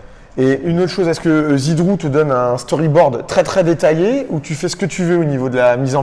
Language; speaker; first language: French; native; French